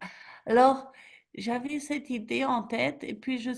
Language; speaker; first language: French; non-native, fluent; German